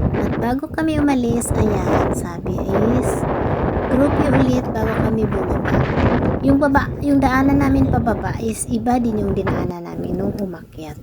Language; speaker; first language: Filipino; non-native, local second language; Cebuano